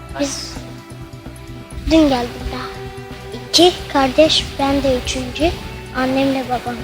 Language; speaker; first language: Turkish; non-native, learner; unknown